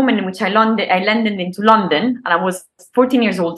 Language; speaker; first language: English; non-native, fluent; Italian